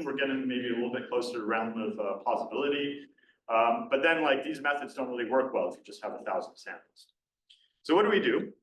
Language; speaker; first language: English; native; English